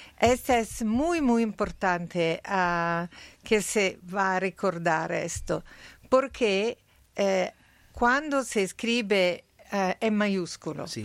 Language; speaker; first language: Spanish; non-native, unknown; Italian